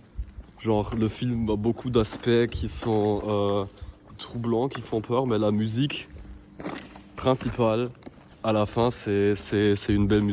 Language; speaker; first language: French; non-native, fluent; German